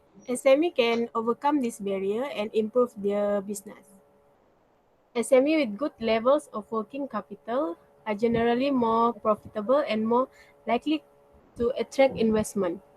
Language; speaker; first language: English; non-native, local second language; Malay